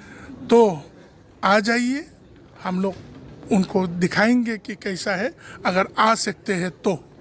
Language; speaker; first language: Hindi; non-native, local second language; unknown